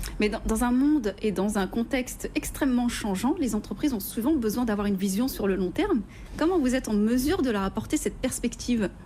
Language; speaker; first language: French; native; French